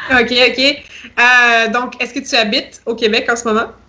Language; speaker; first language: French; native; French